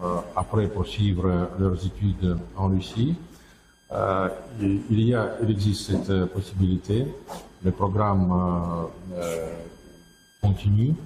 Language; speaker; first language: French; non-native, fluent; Russian